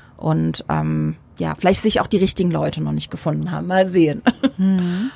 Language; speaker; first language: German; early bilingual, other home language; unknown